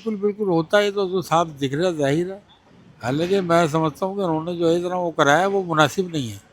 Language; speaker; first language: Hindi; native; Hindi